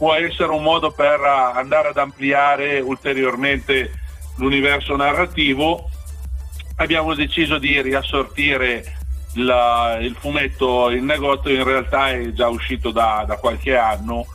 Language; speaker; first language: Italian; native; Italian